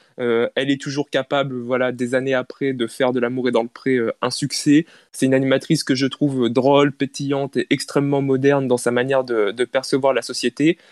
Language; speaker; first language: French; native; French